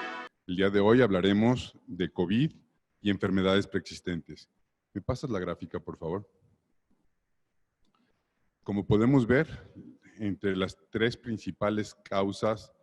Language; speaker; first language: Spanish; native; Spanish